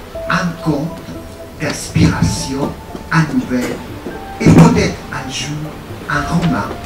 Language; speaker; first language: French; non-native, fluent; Spanish